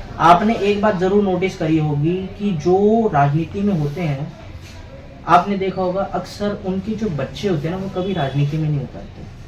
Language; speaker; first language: Hindi; native; Hindi